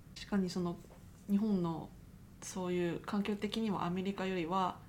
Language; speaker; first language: Japanese; non-native, fluent; Chinese